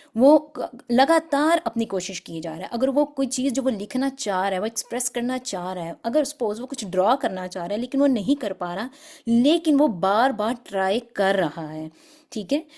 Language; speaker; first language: Urdu; non-native, local second language; Punjabi